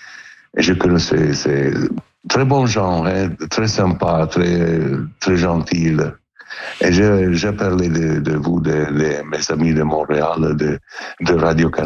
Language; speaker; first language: French; non-native, learner; Italian